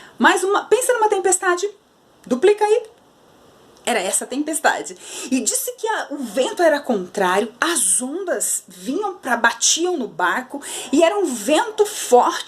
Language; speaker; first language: Portuguese; native; Portuguese